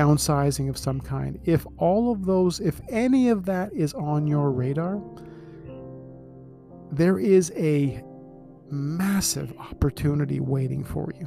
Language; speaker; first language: English; native; English